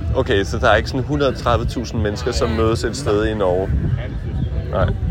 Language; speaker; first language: Danish; native; Danish